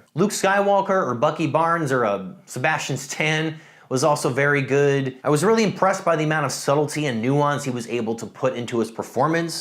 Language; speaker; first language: English; native; English